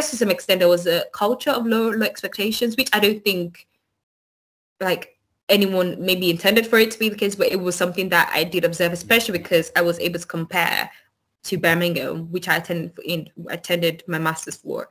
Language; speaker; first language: English; non-native, local second language; Yoruba